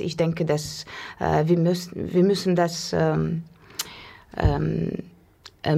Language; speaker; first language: German; non-native, learner; Russian